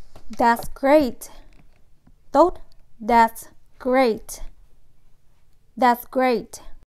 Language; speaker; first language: English; non-native, fluent; Vietnamese